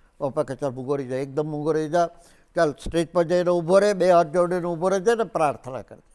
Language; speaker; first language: Gujarati; native; Gujarati